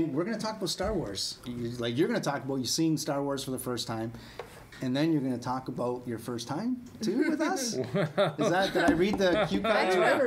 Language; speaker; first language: English; native; English